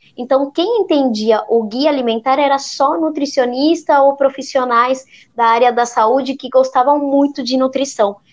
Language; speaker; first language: Portuguese; early bilingual, other home language; Spanish